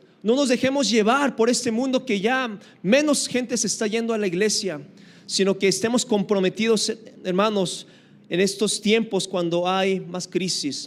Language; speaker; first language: Spanish; native; Spanish